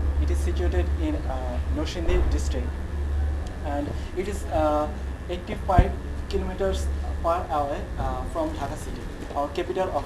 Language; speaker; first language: English; non-native, learner; Bangla